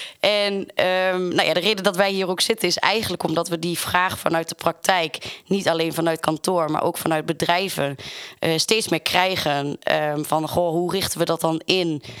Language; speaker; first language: Dutch; native; Dutch